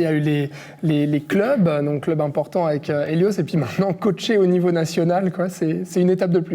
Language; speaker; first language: French; native; French